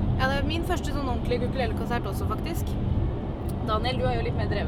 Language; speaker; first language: Norwegian; native; Norwegian